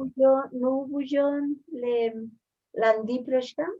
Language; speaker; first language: French; non-native, learner; Spanish